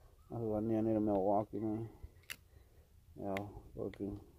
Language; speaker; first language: English; early bilingual, other home language; Spanish